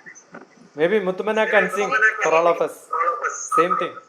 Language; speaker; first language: English; non-native, local second language; Malayalam